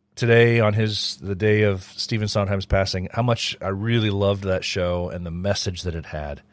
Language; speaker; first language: English; native; English